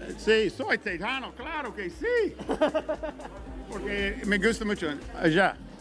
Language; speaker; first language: Spanish; non-native, learner; English